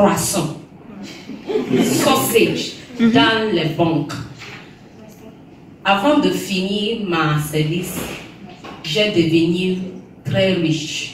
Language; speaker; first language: French; non-native, learner; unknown